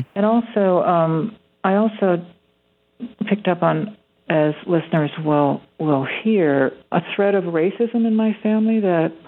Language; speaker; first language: English; native; English